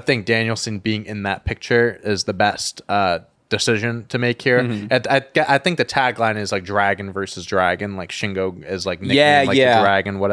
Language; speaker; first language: English; native; English